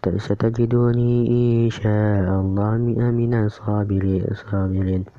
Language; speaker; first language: Arabic; non-native, learner; Indonesian